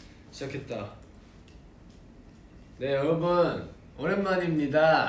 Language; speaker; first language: Korean; non-native, fluent; Japanese